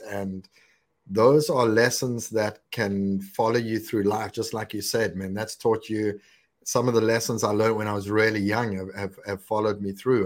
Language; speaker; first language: English; native; English